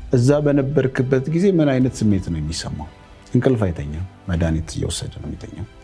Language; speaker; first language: Amharic; non-native, local second language; Oromo